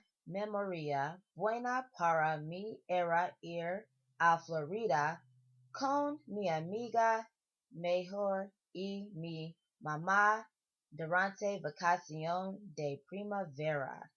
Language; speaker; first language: Spanish; non-native, learner; English